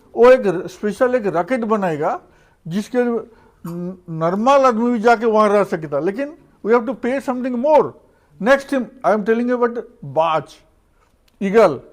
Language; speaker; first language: Hindi; non-native, local second language; Odia